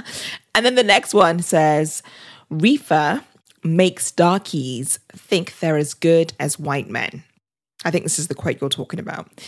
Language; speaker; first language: English; native; English